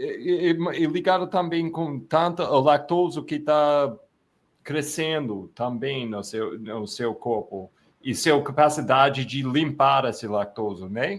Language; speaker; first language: Portuguese; non-native, fluent; English